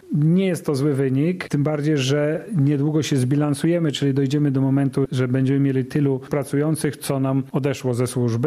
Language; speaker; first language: Polish; native; Polish